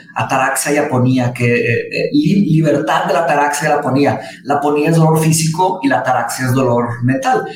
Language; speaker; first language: Spanish; early bilingual, other home language; Portuguese